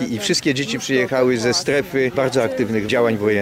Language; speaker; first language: Polish; non-native, fluent; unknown